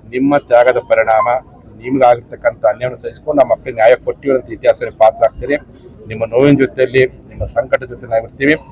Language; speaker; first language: Kannada; native; Kannada